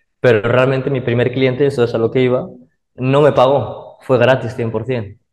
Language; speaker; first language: Spanish; early bilingual, other home language; Arabic